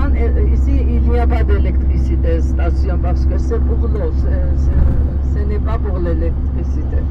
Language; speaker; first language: French; non-native, fluent; Georgian